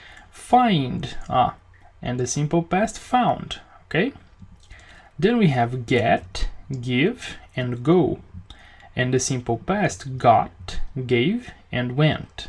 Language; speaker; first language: English; non-native, fluent; Portuguese